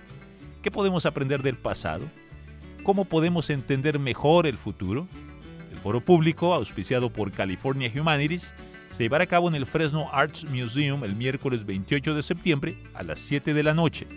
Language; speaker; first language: Spanish; native; Spanish